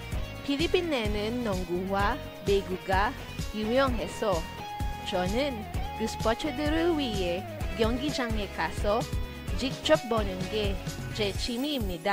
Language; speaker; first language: Korean; non-native, learner; Filipino